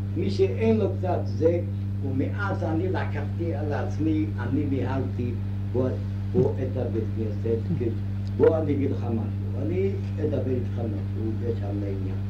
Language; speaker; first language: Hebrew; non-native, fluent; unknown